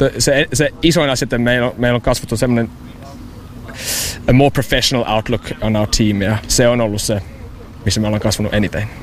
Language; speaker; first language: Finnish; non-native, fluent; English